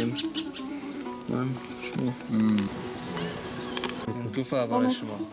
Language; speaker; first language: Persian; non-native, learner; English